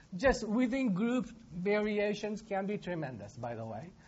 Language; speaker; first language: English; non-native, fluent; Japanese